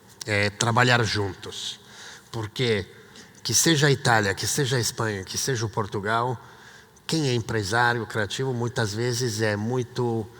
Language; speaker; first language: Portuguese; non-native, fluent; Italian